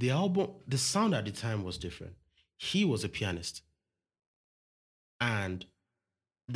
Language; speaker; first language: English; non-native, local second language; Yoruba